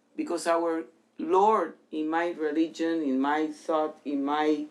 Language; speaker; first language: English; non-native, fluent; Spanish